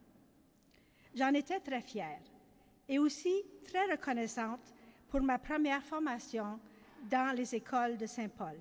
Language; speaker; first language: French; native; French